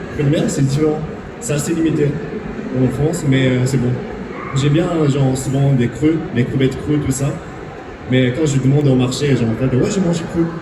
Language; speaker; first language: French; non-native, fluent; Japanese